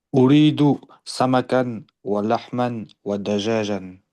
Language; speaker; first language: Arabic; non-native, learner; French